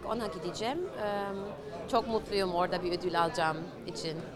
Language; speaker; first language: Turkish; early bilingual, heritage; German